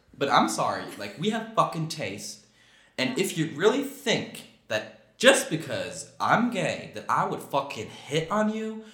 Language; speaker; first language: English; native; English